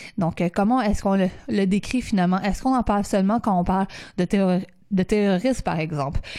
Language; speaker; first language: French; native; French